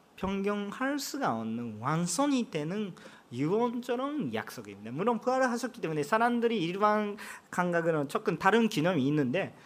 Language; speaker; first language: Korean; non-native, fluent; Japanese